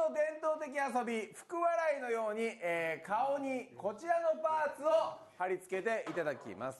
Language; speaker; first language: Japanese; native; Japanese